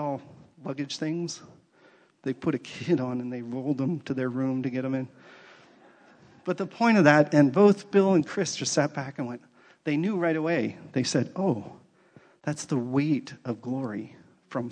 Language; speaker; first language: English; native; English